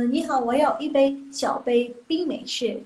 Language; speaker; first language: Chinese; non-native, fluent; Indonesian